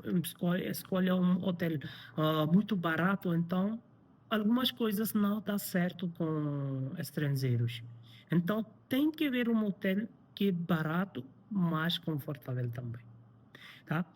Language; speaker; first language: Portuguese; non-native, learner; Hindi